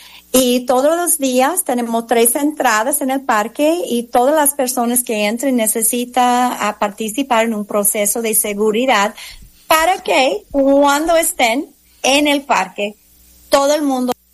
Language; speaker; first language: Spanish; non-native, fluent; English